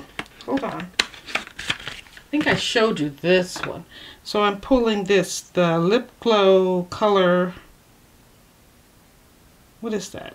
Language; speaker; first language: English; native; English